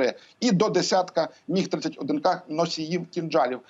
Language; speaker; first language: Ukrainian; native; Ukrainian